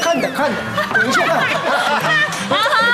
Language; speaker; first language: Chinese; native; Chinese